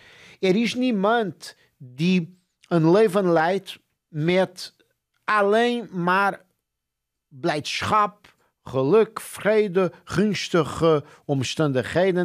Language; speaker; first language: Dutch; non-native, fluent; Portuguese